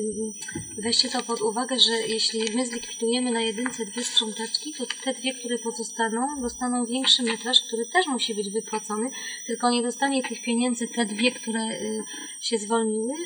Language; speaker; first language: Polish; native; Polish